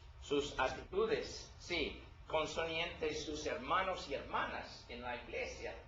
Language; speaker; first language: Spanish; non-native, learner; English